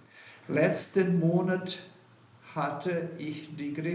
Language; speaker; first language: German; non-native, fluent; Portuguese